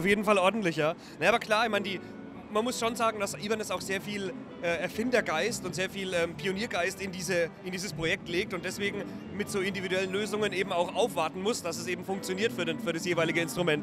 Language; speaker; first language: German; native; German